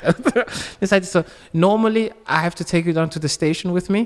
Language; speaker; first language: English; early bilingual, other home language; Lingala